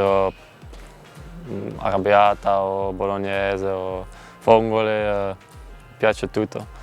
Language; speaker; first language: Italian; non-native, learner; Dutch